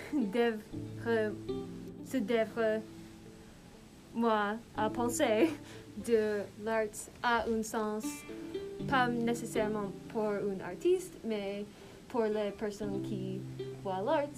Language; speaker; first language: French; non-native, learner; English